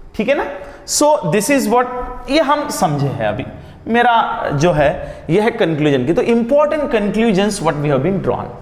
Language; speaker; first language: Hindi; non-native, local second language; Marathi